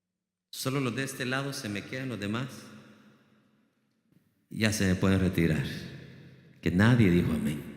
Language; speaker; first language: Spanish; native; Spanish